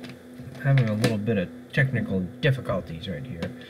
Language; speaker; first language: English; native; English